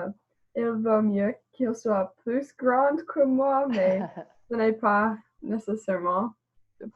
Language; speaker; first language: French; non-native, learner; English